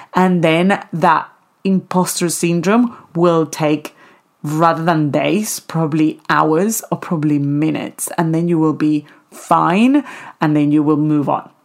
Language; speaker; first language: English; non-native, fluent; Spanish